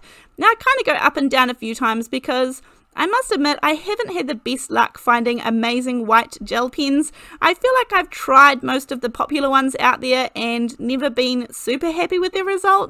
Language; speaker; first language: English; native; English